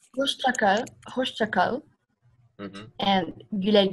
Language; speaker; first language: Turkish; non-native, learner; Arabic